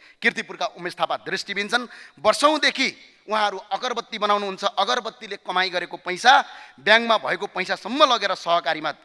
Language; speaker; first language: Nepali; native; Nepali